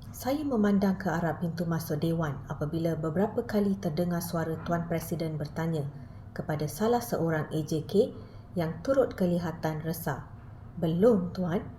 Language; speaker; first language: Malay; non-native, local second language; Tamil